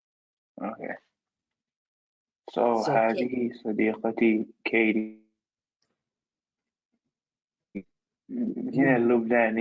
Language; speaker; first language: Arabic; non-native, learner; English